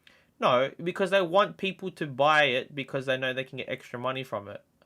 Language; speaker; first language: English; native; English